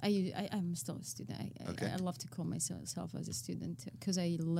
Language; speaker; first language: English; non-native, fluent; Arabic